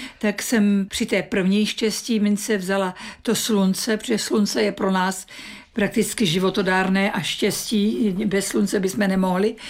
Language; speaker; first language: Czech; native; Czech